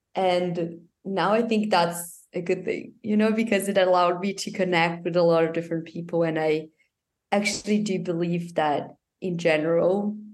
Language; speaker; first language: English; non-native, fluent; Portuguese